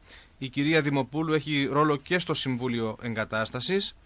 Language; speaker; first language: Greek; native; Greek